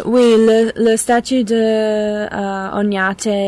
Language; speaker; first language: French; non-native, learner; English